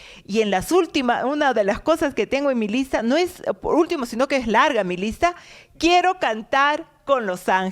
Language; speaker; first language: Spanish; native; Spanish